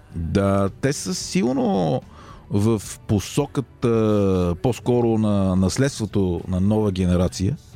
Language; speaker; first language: Bulgarian; native; Bulgarian